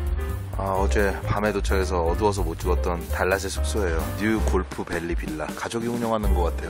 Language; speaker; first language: Korean; native; Korean